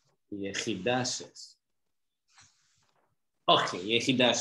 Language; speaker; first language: Hebrew; non-native, fluent; Indonesian